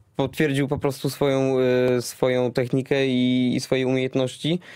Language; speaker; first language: Polish; native; Polish